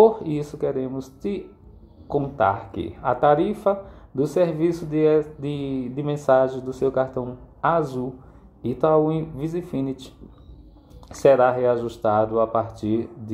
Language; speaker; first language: Portuguese; native; Portuguese